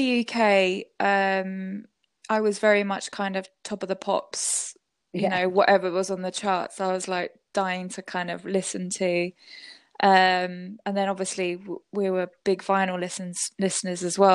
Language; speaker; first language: English; native; English